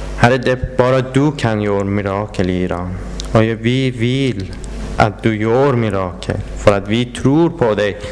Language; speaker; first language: Swedish; non-native, learner; Persian